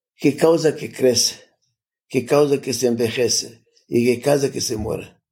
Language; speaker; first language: Spanish; non-native, fluent; Macedonian